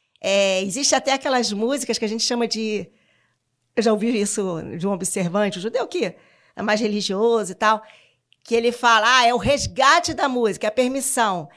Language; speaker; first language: Portuguese; native; Portuguese